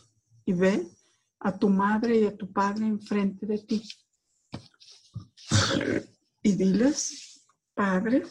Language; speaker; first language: Spanish; native; Spanish